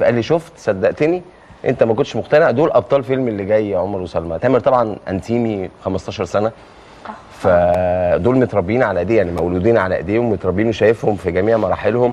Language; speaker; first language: Arabic; native; Arabic